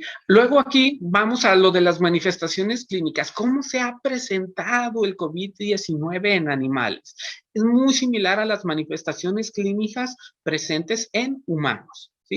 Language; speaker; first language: Spanish; native; Spanish